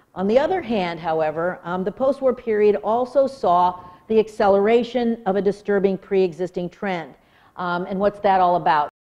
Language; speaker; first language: English; native; English